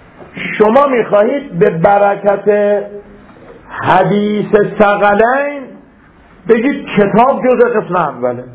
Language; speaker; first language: Persian; native; Persian